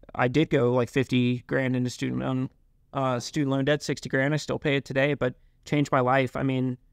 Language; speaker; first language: English; native; English